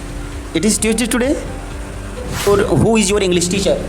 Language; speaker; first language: English; non-native, local second language; Hindi